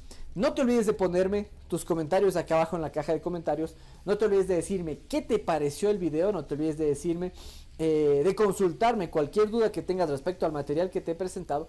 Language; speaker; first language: Spanish; native; Spanish